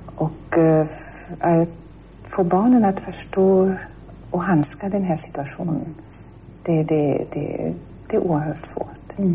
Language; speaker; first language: Swedish; non-native, fluent; German